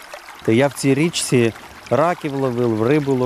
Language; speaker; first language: Polish; non-native, learner; Ukrainian